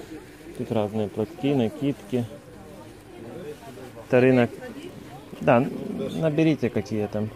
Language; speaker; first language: Russian; native; Russian